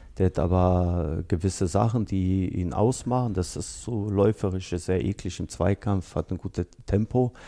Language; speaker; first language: German; early bilingual, other home language; Bosnian